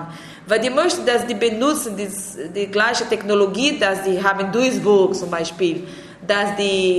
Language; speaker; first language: German; non-native, learner; Portuguese